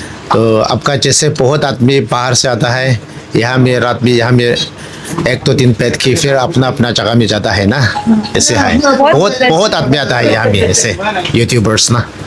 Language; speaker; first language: Hindi; non-native, local second language; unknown